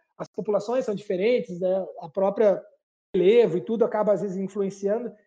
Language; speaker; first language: Portuguese; native; Portuguese